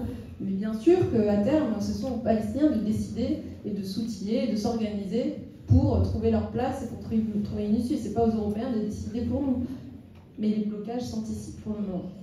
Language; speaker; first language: French; early bilingual, other home language; Arabic